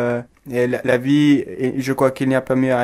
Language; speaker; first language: French; non-native, fluent; English